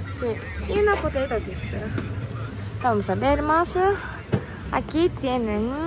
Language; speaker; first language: Spanish; non-native, learner; Japanese